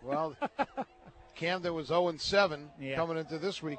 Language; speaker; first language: English; native; English